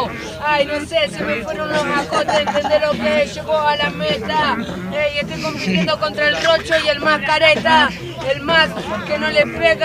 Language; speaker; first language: Spanish; native; Spanish